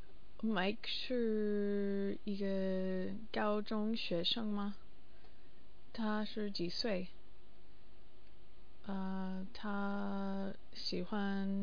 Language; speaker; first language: Chinese; non-native, learner; English